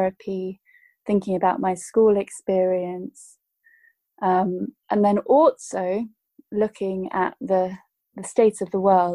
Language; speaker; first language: English; native; English